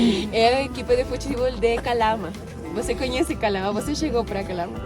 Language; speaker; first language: Portuguese; non-native, fluent; Spanish